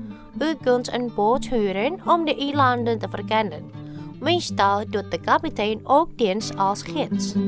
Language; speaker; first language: Dutch; non-native, fluent; Indonesian